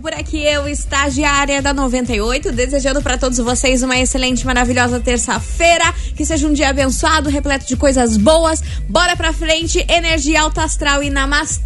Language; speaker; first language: Portuguese; native; Portuguese